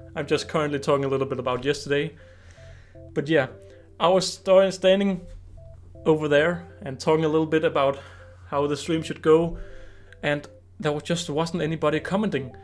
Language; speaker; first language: English; non-native, fluent; Danish